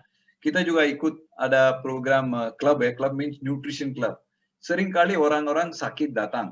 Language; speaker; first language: Indonesian; non-native, learner; Tamil